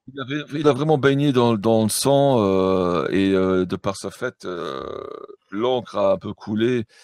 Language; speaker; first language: French; native; French